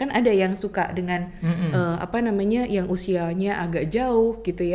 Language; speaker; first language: Indonesian; native; Indonesian